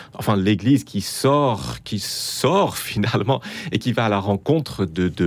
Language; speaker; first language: French; non-native, fluent; Dutch